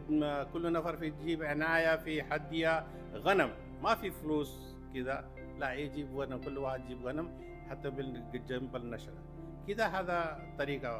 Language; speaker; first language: Arabic; non-native, learner; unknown